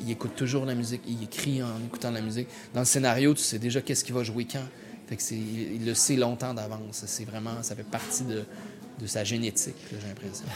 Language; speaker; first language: French; native; French